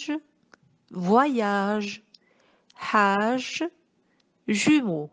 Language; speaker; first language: French; non-native, local second language; Arabic